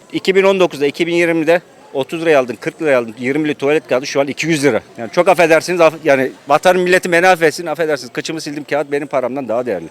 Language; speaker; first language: Turkish; native; Turkish